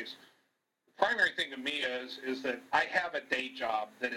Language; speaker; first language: English; native; English